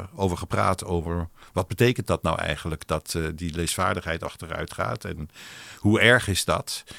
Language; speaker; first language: Dutch; non-native, local second language; Hebrew